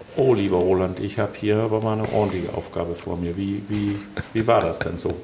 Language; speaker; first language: German; non-native, fluent; Danish